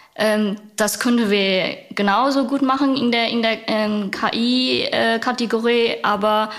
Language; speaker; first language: German; non-native, fluent; Chinese